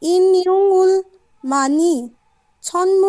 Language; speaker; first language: Korean; non-native, learner; Bangla